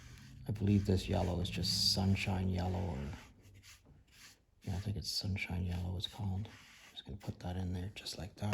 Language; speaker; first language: English; native; English